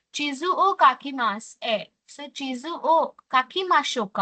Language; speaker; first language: Japanese; non-native, fluent; Hindi